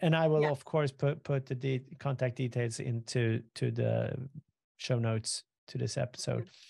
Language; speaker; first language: English; non-native, fluent; Swedish